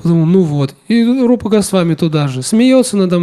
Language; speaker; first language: Russian; native; Russian